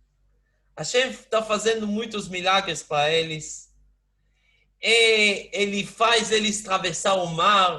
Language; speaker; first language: Portuguese; non-native, fluent; Hebrew